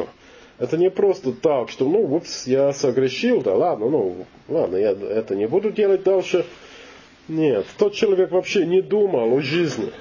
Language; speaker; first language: Russian; non-native, learner; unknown